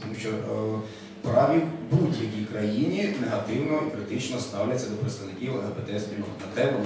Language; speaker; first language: Ukrainian; native; Ukrainian